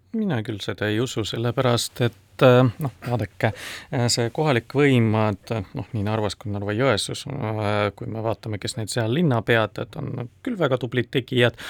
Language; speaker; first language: Estonian; non-native, local second language; Russian